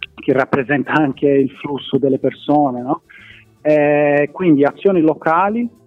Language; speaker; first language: Italian; non-native, fluent; Portuguese